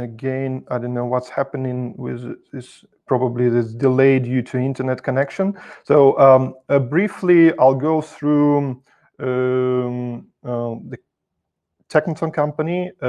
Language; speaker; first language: English; non-native, fluent; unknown